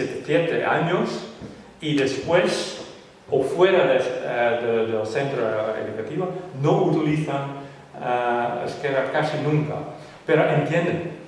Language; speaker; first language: Spanish; non-native, fluent; Dutch